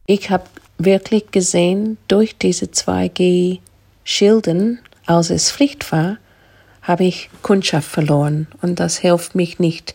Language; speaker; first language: German; non-native, fluent; English